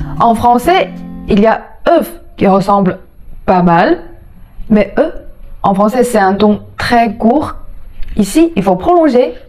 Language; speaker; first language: French; non-native, fluent; Chinese